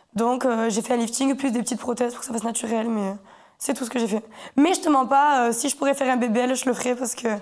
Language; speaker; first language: French; native; French